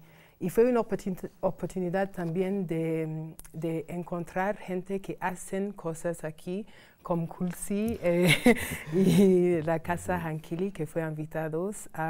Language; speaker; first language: Spanish; non-native, fluent; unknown